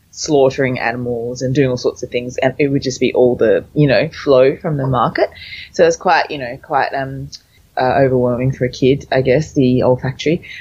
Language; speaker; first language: English; early bilingual, other home language; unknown